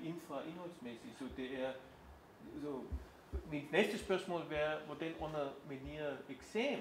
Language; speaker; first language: Danish; non-native, fluent; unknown